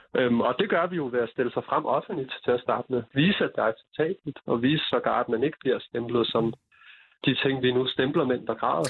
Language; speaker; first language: Danish; early bilingual, other home language; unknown